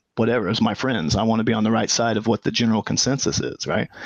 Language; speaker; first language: English; native; English